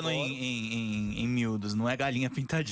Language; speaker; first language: Portuguese; native; Portuguese